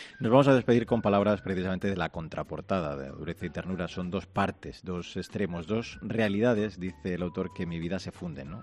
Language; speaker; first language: Spanish; native; Spanish